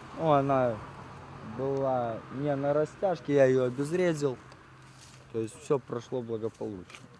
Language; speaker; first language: Russian; native; Russian